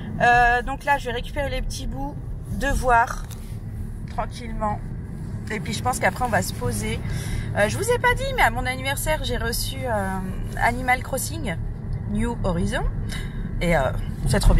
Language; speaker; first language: French; native; French